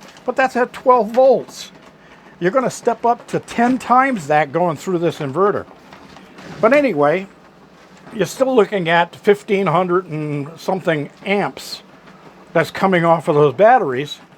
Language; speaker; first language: English; native; English